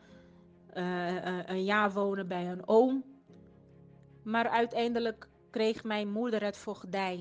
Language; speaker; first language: Dutch; non-native, fluent; Portuguese